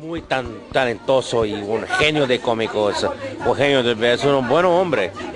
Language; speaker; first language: Spanish; non-native, learner; English